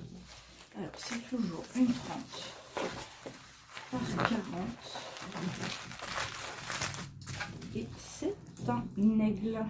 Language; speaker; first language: French; native; French